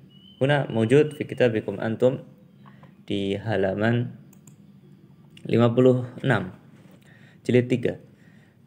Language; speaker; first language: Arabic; non-native, fluent; Indonesian